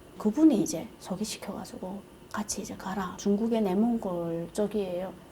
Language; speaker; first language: Korean; native; Korean